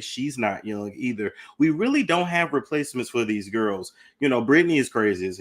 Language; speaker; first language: English; native; English